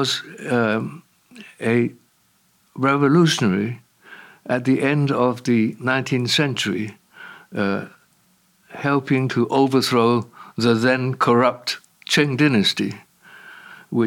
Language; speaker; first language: English; non-native, local second language; Cantonese